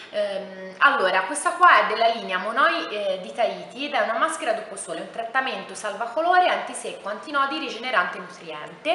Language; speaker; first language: Italian; native; Italian